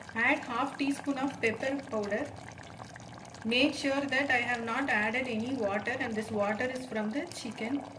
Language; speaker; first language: English; non-native, local second language; Tamil